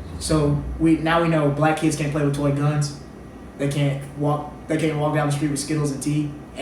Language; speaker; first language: English; native; English